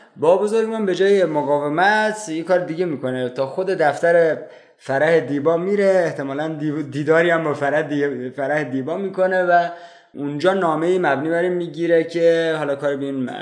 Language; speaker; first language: Persian; native; Persian